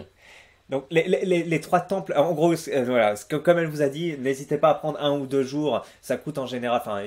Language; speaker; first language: French; native; French